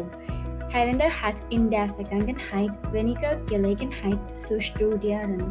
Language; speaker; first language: German; non-native, learner; Thai